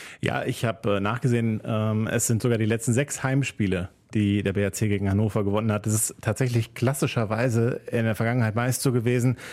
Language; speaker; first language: German; native; German